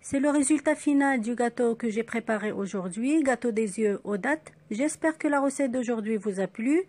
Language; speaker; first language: French; non-native, local second language; Arabic